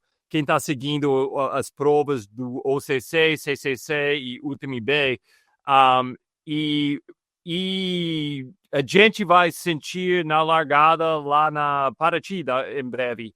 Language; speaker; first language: Portuguese; non-native, fluent; English